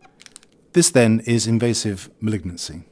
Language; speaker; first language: English; native; English